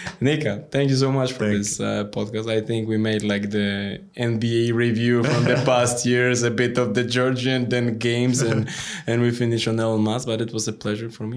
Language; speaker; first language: English; non-native, learner; Polish